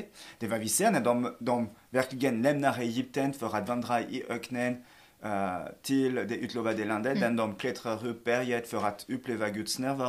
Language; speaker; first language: Swedish; non-native, fluent; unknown